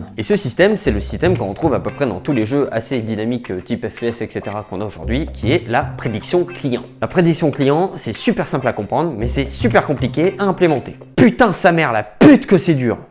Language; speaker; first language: French; native; French